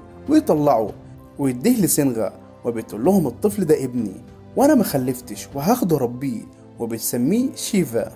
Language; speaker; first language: Arabic; native; Arabic